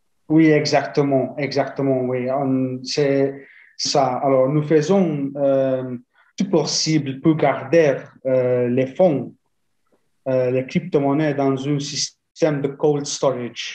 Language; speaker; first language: French; non-native, fluent; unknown